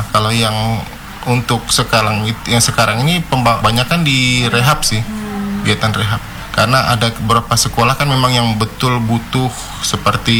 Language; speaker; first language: Indonesian; native; Indonesian